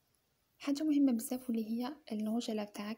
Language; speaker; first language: Arabic; native; Arabic